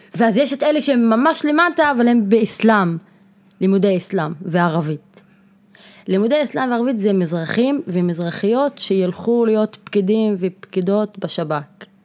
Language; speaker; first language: Hebrew; non-native, local second language; Arabic